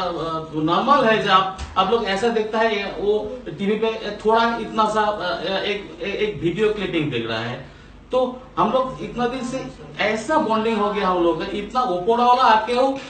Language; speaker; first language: Hindi; non-native, local second language; Bangla